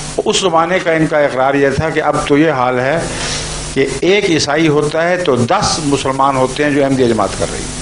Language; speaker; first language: Urdu; native; Urdu